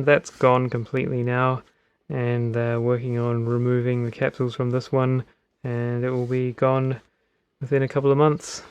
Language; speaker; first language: English; native; English